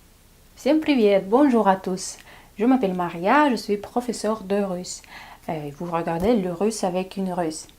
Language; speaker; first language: French; non-native, fluent; Russian